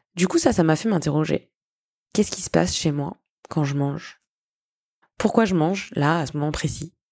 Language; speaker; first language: French; native; French